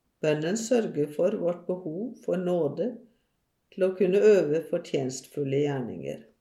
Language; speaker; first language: Norwegian; native; Norwegian